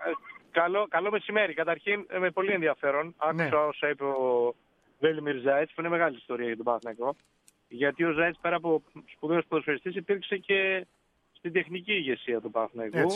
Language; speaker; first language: Greek; native; Greek